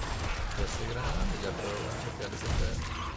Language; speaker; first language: Spanish; native; Spanish